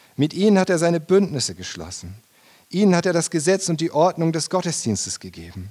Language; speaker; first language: German; native; German